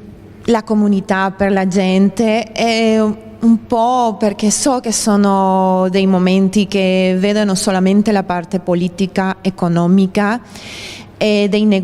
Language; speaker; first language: Italian; non-native, fluent; Spanish